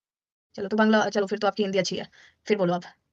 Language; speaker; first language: Hindi; native; Hindi